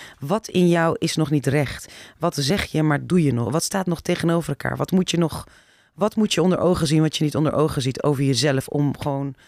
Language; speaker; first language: Dutch; early bilingual, other home language; Turkish